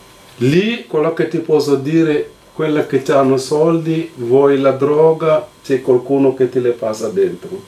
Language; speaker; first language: Italian; non-native, fluent; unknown